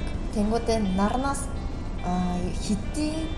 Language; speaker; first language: Mongolian; non-native, learner; Japanese